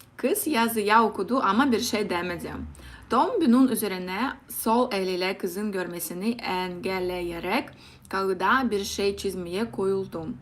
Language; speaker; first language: Turkish; non-native, learner; Russian